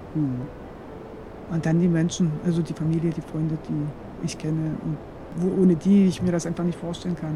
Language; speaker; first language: German; non-native, local second language; Upper Sorbian